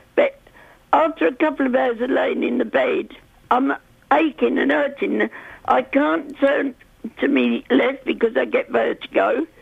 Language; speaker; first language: English; native; English